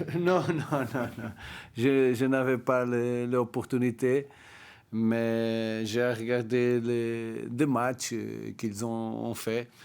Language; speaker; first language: French; non-native, learner; Portuguese